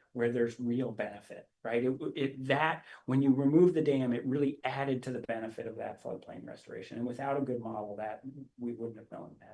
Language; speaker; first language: English; native; English